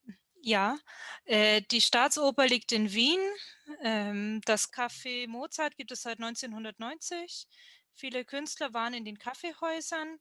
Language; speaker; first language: German; non-native, learner; Portuguese